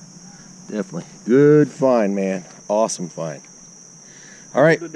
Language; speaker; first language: English; native; English